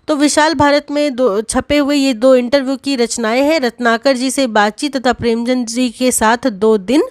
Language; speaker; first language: Hindi; native; Hindi